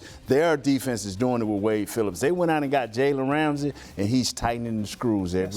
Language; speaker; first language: English; native; English